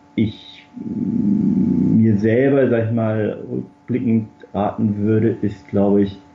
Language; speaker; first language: German; early bilingual, other home language; Korean